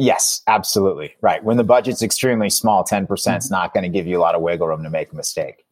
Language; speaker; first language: English; native; English